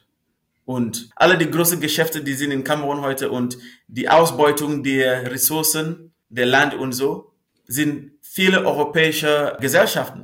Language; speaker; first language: German; non-native, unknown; Northern Sotho